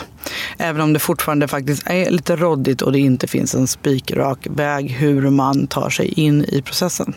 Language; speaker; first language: Swedish; native; Swedish